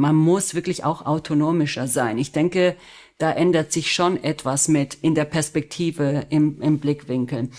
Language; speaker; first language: German; early bilingual, other home language; Spanish